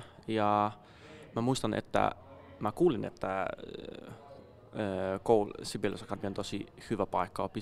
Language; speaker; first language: Finnish; non-native, fluent; Danish